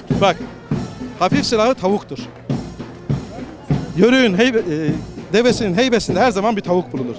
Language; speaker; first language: Turkish; native; Turkish